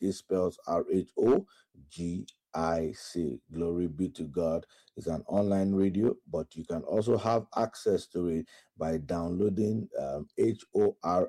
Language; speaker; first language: English; non-native, local second language; Yoruba